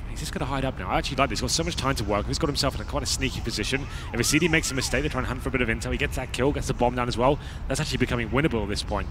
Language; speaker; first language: English; native; English